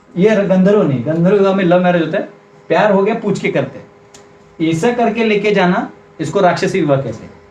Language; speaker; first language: Hindi; non-native, local second language; Marathi